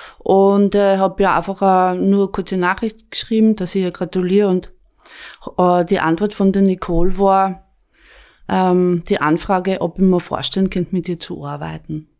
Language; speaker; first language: German; native; German